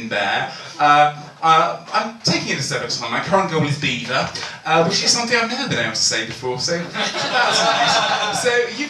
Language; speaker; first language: English; native; English